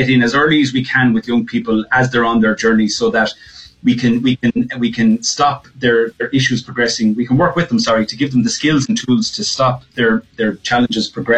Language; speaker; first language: English; native; English